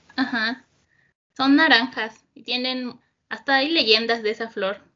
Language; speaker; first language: Spanish; native; Spanish